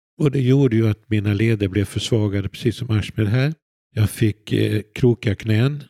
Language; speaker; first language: Swedish; native; Swedish